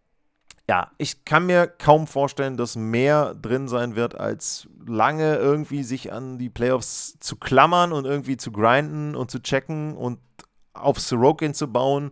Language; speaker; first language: German; native; German